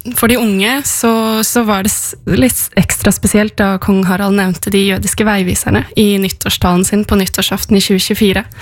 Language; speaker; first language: Norwegian; native; Norwegian